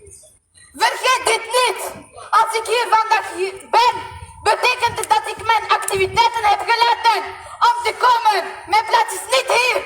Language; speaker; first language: Dutch; early bilingual, other home language; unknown